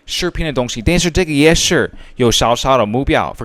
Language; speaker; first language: Chinese; non-native, fluent; English